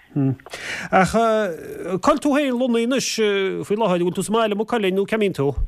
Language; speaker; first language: Irish; native; Irish